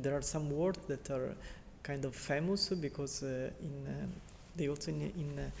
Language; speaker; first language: English; non-native, fluent; Italian